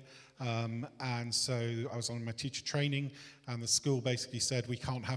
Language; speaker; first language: English; native; English